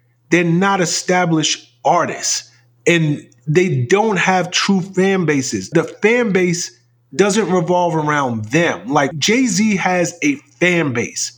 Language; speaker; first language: English; native; English